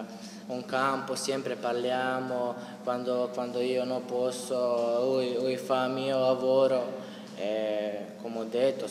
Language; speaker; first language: Italian; non-native, learner; Croatian